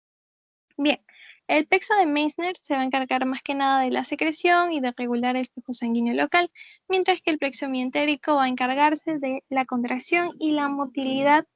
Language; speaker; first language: Spanish; native; Spanish